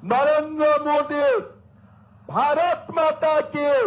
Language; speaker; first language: Hindi; non-native, local second language; Assamese